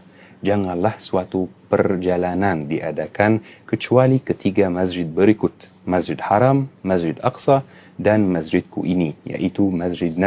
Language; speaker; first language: Indonesian; non-native, fluent; Arabic